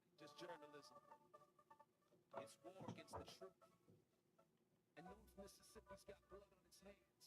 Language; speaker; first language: English; native; English